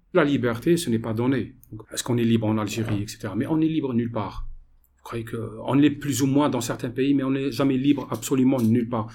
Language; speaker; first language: French; non-native, local second language; Arabic